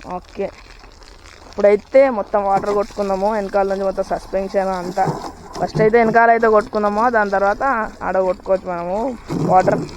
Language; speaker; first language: Telugu; non-native, local second language; Lambadi